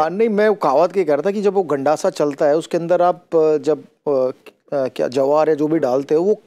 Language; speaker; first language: Hindi; native; Hindi